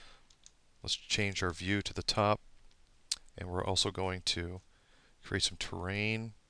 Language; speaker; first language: English; native; English